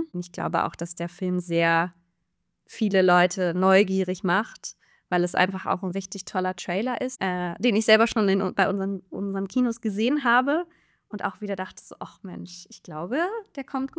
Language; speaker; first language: German; native; German